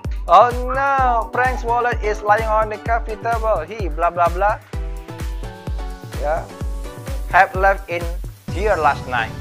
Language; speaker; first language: English; non-native, fluent; Indonesian